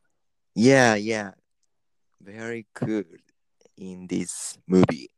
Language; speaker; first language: English; non-native, learner; Japanese